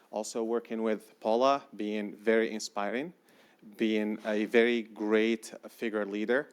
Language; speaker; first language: English; non-native, fluent; Arabic